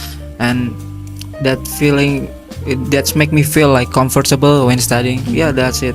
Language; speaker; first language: English; non-native, learner; Indonesian